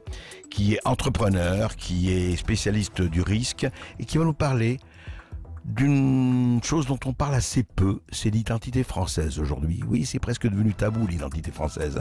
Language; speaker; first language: French; native; French